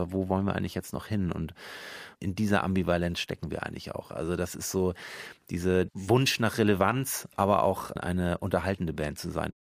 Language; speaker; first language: German; native; German